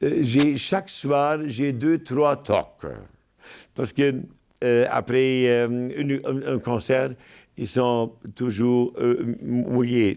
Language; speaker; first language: French; non-native, fluent; German